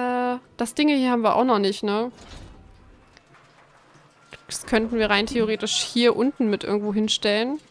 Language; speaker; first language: German; native; German